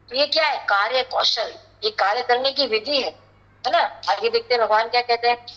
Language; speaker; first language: Hindi; native; Hindi